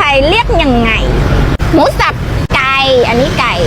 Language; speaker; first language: Thai; non-native, learner; Vietnamese